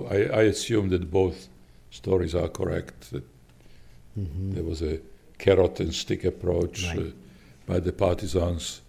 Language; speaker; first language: English; non-native, fluent; Slovak